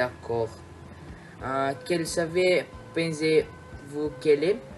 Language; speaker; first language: French; non-native, learner; Malay